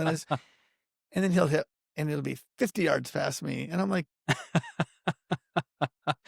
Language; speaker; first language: English; native; English